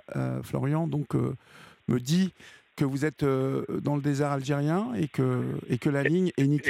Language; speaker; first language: French; native; French